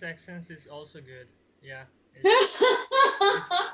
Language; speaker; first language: English; non-native, learner; Bangla